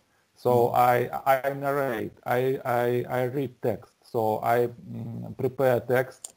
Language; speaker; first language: English; non-native, learner; Russian